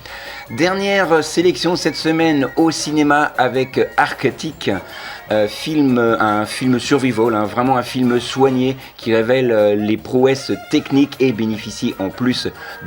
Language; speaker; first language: French; native; French